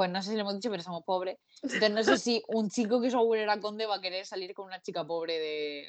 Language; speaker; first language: Spanish; native; Spanish